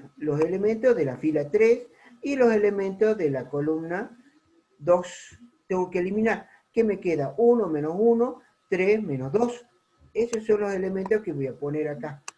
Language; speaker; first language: Spanish; native; Spanish